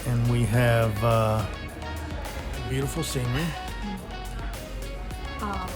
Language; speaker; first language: English; native; English